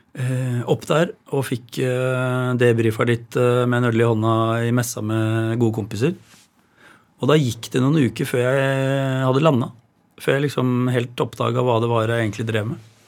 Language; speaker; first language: Norwegian; native; Norwegian